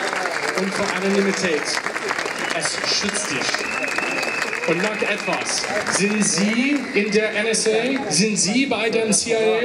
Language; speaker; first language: German; non-native, learner; English